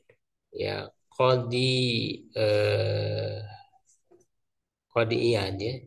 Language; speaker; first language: Arabic; non-native, fluent; Indonesian